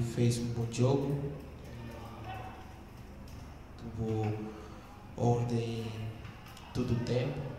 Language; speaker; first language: Portuguese; non-native, learner; Spanish